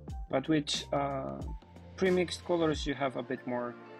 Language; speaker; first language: English; non-native, fluent; Polish